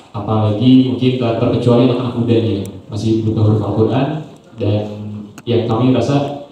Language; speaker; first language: Indonesian; native; Indonesian